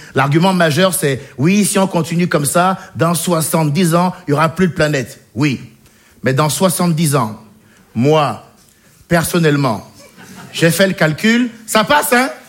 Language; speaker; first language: French; native; French